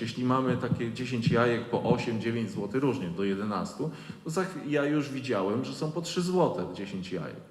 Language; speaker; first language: Polish; native; Polish